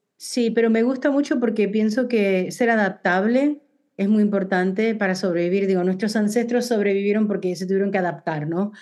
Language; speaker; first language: Spanish; early bilingual, heritage; Spanish